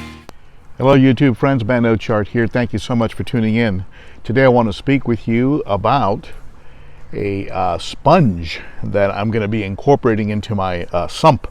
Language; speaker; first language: English; native; English